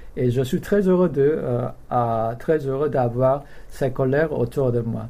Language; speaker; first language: French; non-native, fluent; Korean